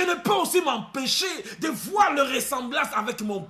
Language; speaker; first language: French; non-native, local second language; Lingala